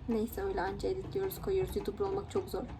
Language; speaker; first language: Turkish; native; Turkish